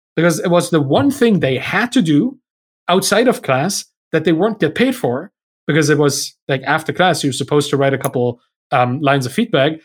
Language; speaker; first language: English; non-native, fluent; German